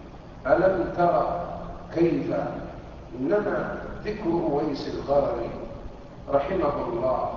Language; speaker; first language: Arabic; native; Arabic